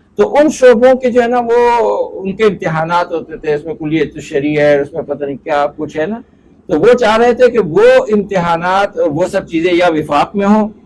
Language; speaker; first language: Urdu; non-native, local second language; Pashto